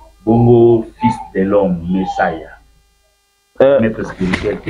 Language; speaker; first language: French; non-native, local second language; Lingala